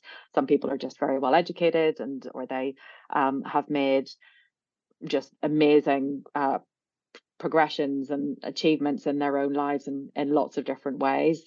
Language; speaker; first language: English; native; English